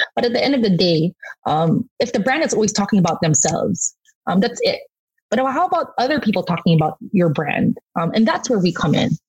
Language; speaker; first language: English; non-native, local second language; Korean